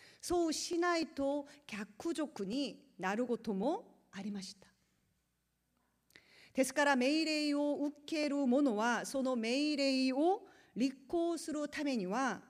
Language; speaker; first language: Japanese; non-native, learner; Korean